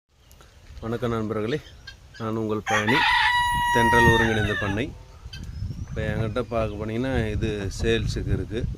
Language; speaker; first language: Tamil; native; Tamil